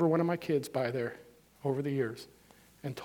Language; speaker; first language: English; native; English